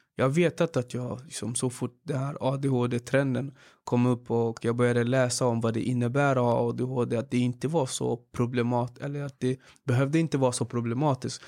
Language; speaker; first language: Swedish; early bilingual, other home language; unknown